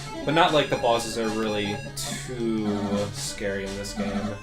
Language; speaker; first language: English; native; English